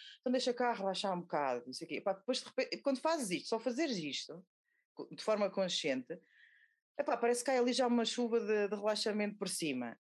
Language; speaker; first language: Portuguese; native; Portuguese